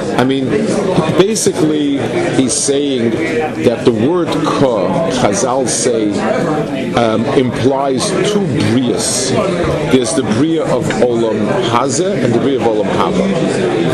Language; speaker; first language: English; native; English